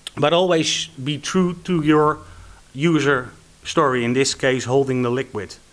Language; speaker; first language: English; non-native, fluent; Dutch